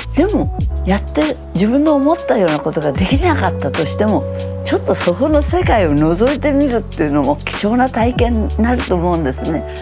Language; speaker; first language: Japanese; native; Japanese